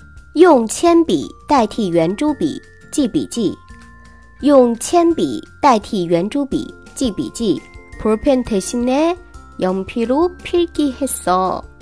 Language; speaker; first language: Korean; non-native, fluent; Chinese